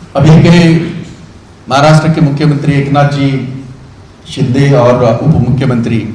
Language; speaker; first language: Hindi; non-native, local second language; Marathi